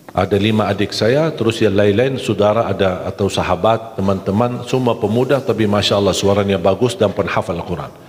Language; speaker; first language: Malay; non-native, fluent; Arabic